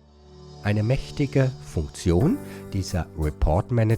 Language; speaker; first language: German; native; German